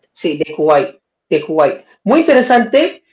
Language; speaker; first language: Spanish; non-native, fluent; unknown